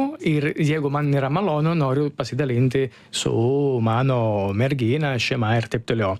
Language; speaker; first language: Lithuanian; non-native, learner; Italian